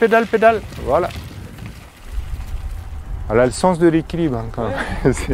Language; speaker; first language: French; native; French